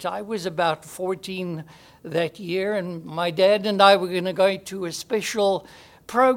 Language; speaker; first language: English; native; English